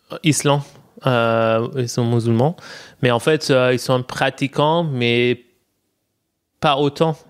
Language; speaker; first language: French; non-native, fluent; Persian